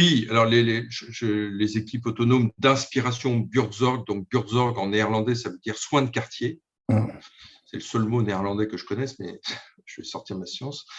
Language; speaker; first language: French; native; French